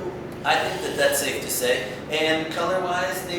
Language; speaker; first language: English; native; English